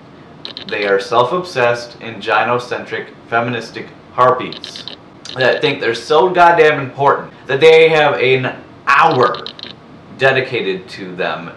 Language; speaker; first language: English; native; English